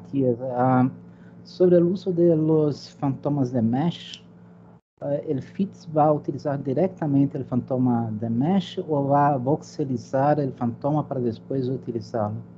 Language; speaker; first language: Spanish; non-native, fluent; Portuguese